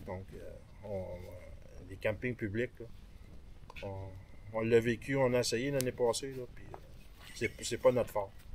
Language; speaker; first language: French; native; French